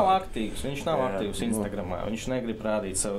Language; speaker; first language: Latvian; native; Latvian